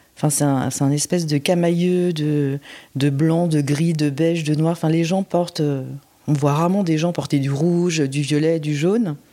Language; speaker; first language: French; native; French